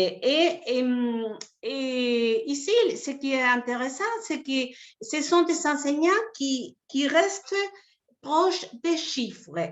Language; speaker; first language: French; non-native, fluent; Spanish